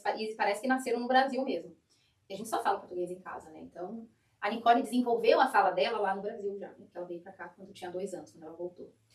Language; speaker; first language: Portuguese; native; Portuguese